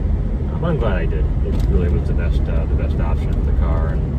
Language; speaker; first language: English; native; English